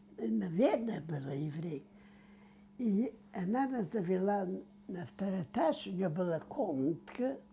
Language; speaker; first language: Russian; non-native, local second language; Yiddish